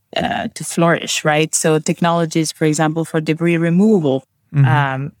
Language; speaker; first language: English; non-native, fluent; Spanish